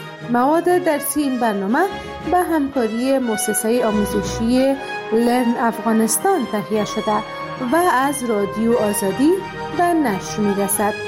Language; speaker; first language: Persian; native; Persian